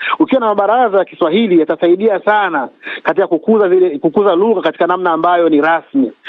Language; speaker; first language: Swahili; native; Swahili